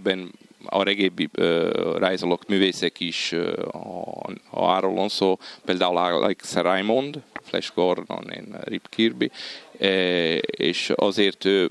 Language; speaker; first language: Hungarian; non-native, fluent; Italian